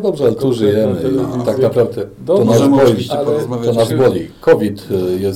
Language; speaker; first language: Polish; native; Polish